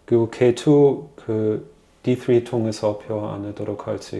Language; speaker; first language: Korean; non-native, fluent; German